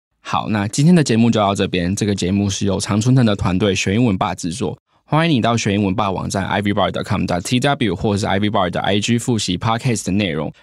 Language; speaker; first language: Chinese; native; Chinese